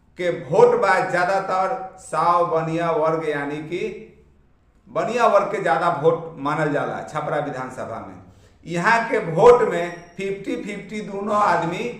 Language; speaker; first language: Bhojpuri; native; Bhojpuri